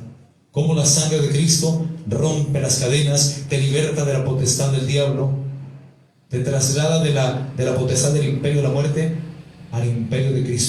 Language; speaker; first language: Spanish; native; Spanish